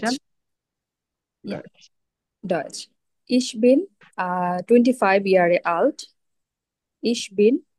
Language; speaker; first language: German; non-native, learner; Bangla